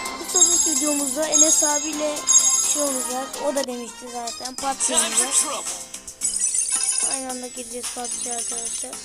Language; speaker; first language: Turkish; native; Turkish